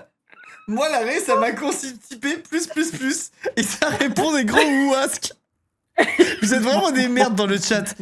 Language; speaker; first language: French; native; French